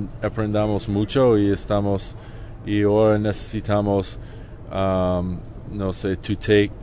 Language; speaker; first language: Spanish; non-native, learner; English